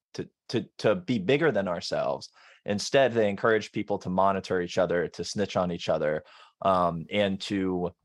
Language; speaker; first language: English; native; English